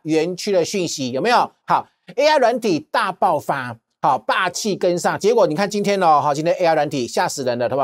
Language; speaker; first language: Chinese; native; Chinese